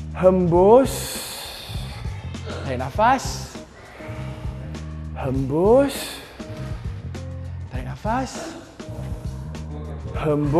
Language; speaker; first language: Malay; native; Malay